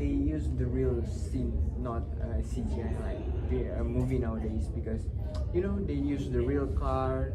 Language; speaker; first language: English; non-native, local second language; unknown